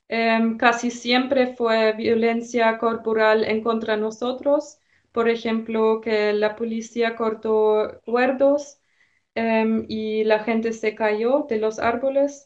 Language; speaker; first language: Spanish; non-native, fluent; German